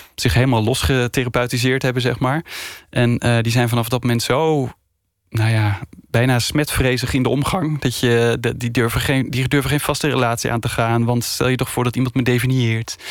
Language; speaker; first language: Dutch; native; Dutch